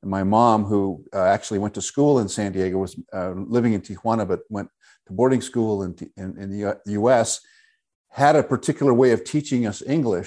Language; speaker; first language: English; native; English